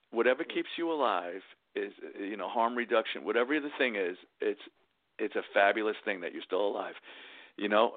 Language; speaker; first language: English; native; English